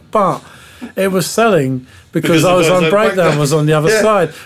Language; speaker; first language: English; native; English